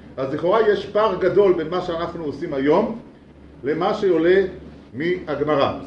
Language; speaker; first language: Hebrew; native; Hebrew